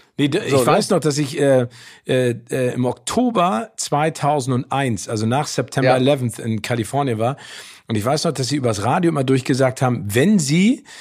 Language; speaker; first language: German; native; German